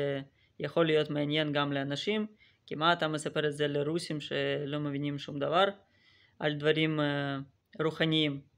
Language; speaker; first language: Hebrew; non-native, fluent; Russian